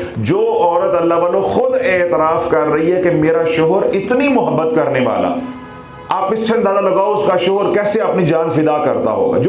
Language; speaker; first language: Urdu; non-native, local second language; Punjabi